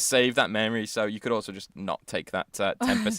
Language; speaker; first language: English; native; English